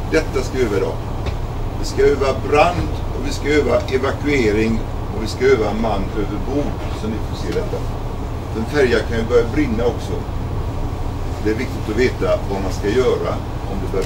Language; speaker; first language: Swedish; native; Swedish